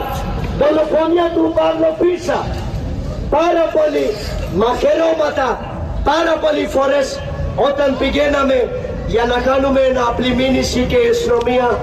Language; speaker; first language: Greek; non-native, fluent; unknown